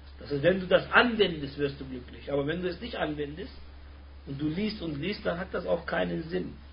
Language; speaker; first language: German; early bilingual, other home language; Turkish